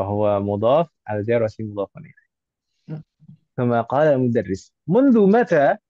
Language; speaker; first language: Arabic; non-native, fluent; Indonesian